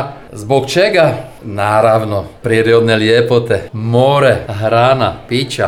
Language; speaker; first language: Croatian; non-native, fluent; Czech